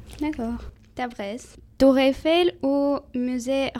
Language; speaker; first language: French; non-native, learner; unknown